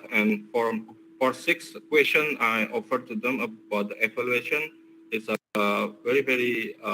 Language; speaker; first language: English; non-native, learner; Indonesian